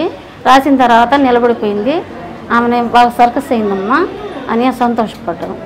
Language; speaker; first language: Telugu; native; Telugu